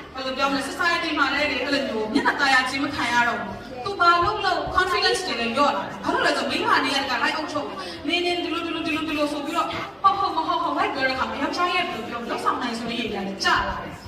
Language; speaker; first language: Burmese; non-native, local second language; Tedim Chin